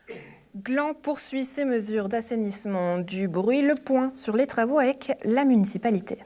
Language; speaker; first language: French; native; French